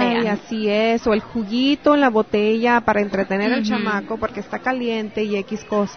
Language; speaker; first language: Spanish; native; Spanish